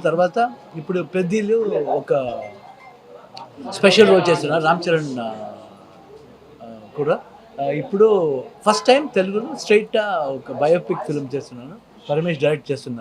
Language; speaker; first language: Telugu; non-native, learner; Kannada